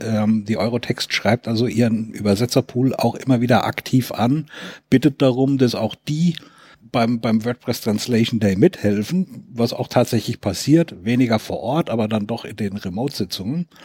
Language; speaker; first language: German; native; German